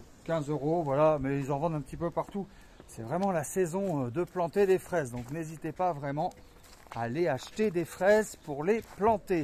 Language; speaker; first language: French; native; French